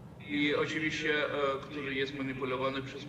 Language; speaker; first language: Polish; non-native, fluent; Lithuanian